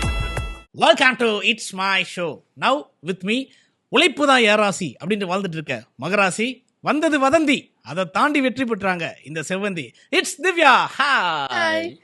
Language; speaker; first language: Tamil; native; Tamil